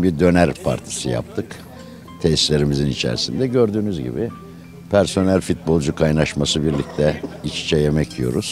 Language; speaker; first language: Turkish; native; Turkish